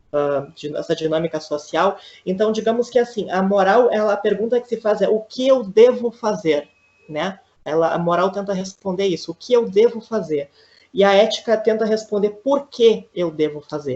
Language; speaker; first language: Portuguese; native; Portuguese